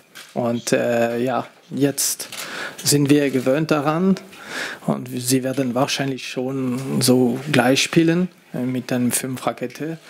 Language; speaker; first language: German; non-native, fluent; French